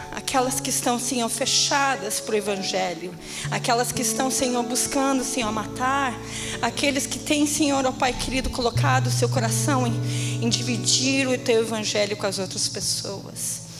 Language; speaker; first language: Portuguese; native; Portuguese